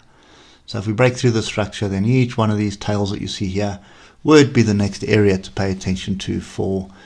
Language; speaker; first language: English; native; English